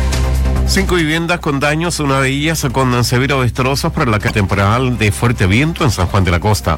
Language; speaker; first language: Spanish; native; Spanish